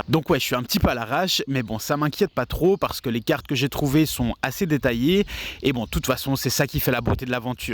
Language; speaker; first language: French; native; French